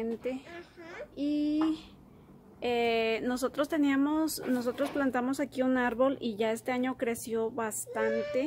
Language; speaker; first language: Spanish; early bilingual, heritage; Spanish